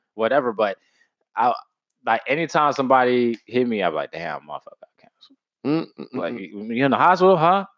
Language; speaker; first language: English; native; English